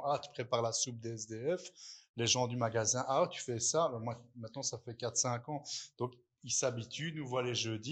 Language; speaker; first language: French; native; French